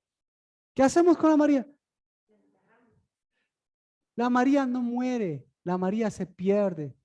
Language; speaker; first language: Spanish; native; Spanish